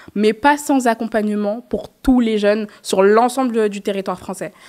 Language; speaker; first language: French; native; French